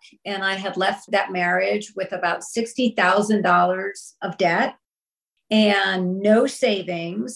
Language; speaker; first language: English; native; English